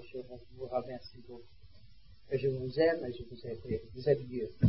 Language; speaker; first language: French; non-native, learner; Vietnamese